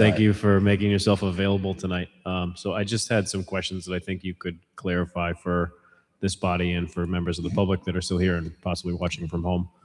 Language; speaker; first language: English; native; English